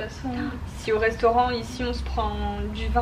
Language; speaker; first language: French; native; French